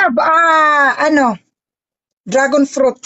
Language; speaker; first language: English; non-native, learner; Filipino